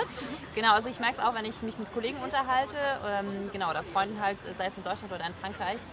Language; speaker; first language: German; early bilingual, heritage; French